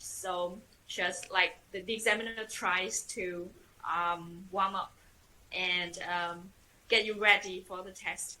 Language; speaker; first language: English; non-native, fluent; Vietnamese